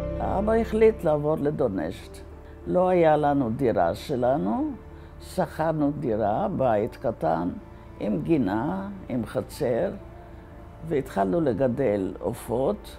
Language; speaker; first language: Hebrew; non-native, fluent; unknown